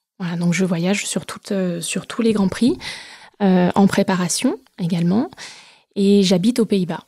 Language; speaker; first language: French; native; French